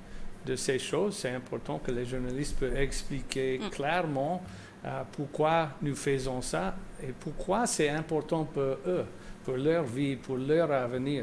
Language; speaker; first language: French; non-native, fluent; English